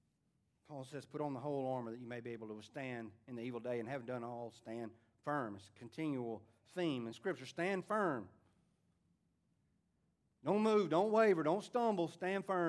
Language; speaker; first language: English; native; English